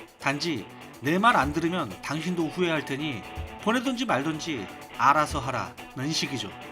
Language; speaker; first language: Korean; native; Korean